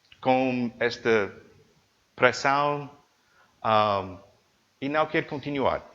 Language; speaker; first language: Portuguese; non-native, learner; English